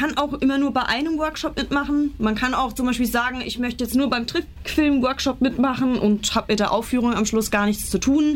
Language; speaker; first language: German; native; German